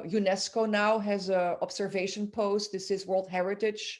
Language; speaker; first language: English; non-native, fluent; Dutch